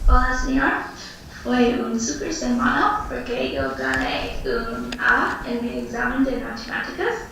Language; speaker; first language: Spanish; non-native, learner; English